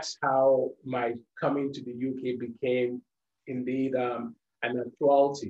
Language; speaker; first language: English; non-native, local second language; Yoruba